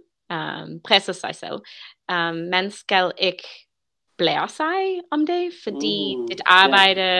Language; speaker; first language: Danish; non-native, learner; English